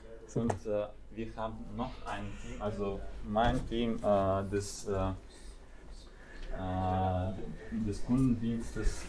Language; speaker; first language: German; non-native, fluent; Latvian